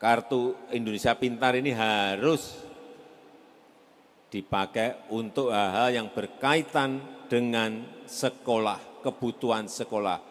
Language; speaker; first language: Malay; non-native, local second language; Javanese